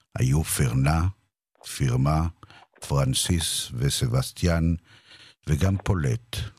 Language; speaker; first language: Hebrew; native; Hebrew